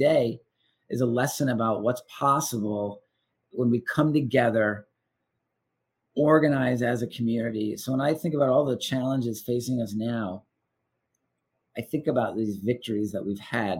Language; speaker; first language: English; native; English